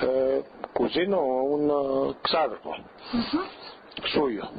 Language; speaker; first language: Spanish; non-native, fluent; Greek